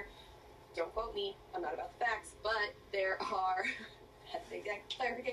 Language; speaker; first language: English; native; English